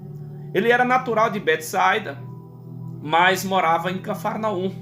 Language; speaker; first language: Portuguese; native; Portuguese